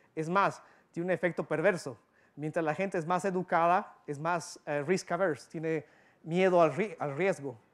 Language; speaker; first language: Spanish; early bilingual, other home language; English